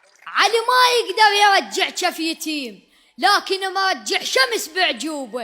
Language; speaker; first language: Arabic; native; Arabic